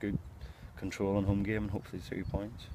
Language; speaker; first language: English; native; English